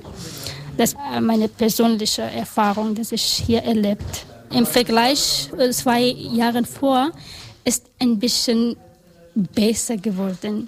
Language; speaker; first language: German; non-native, learner; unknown